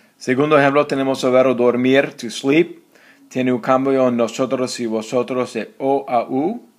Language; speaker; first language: Spanish; non-native, fluent; English